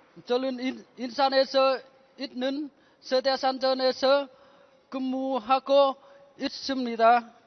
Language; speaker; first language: Korean; non-native, learner; Vietnamese